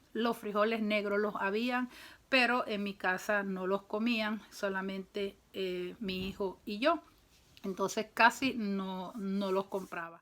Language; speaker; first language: Spanish; native; Spanish